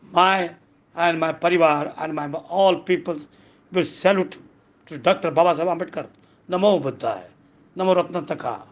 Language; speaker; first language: English; non-native, local second language; Hindi